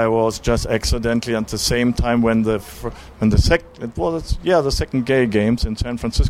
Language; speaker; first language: English; non-native, learner; German